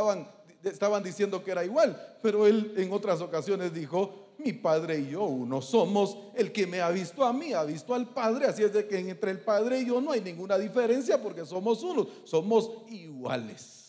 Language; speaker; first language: Spanish; native; Spanish